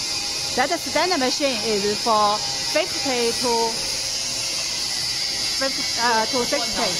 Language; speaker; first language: English; non-native, learner; Chinese